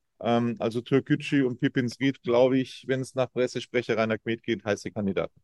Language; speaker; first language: German; native; German